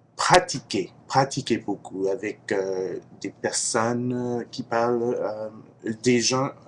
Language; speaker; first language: French; non-native, fluent; English